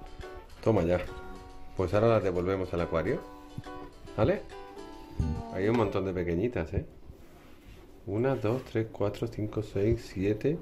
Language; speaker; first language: Spanish; native; Spanish